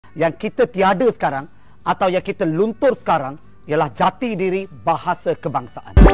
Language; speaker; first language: Malay; non-native, local second language; Tamil